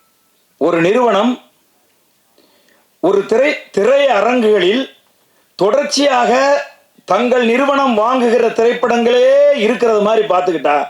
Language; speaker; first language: Tamil; native; Tamil